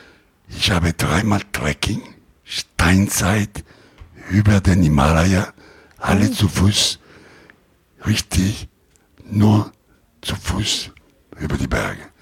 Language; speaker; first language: German; non-native, learner; Italian